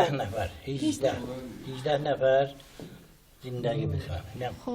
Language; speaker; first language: Persian; non-native, local second language; Azerbaijani